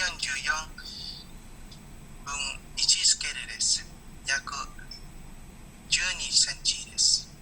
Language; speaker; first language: Japanese; non-native, learner; Indonesian